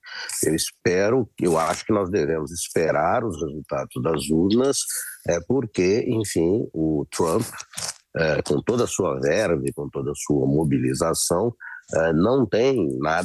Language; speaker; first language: Portuguese; native; Portuguese